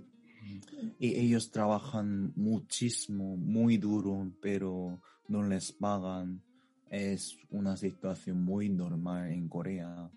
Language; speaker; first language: Spanish; non-native, fluent; Korean